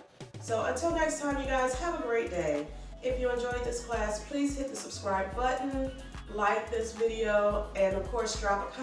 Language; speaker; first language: English; native; English